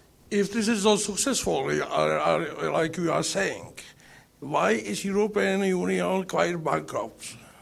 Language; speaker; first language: English; non-native, learner; Czech